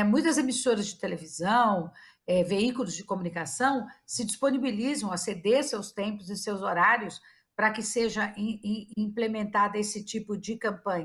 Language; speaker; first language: Portuguese; native; Portuguese